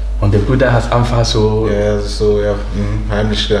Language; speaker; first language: German; non-native, learner; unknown